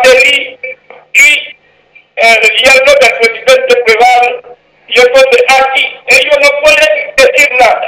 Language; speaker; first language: Spanish; non-native, fluent; Haitian Creole